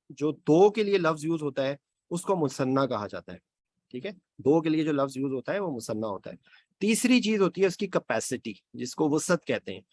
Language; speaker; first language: Urdu; native; Urdu